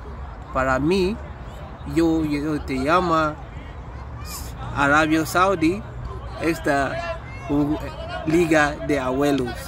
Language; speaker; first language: Spanish; non-native, learner; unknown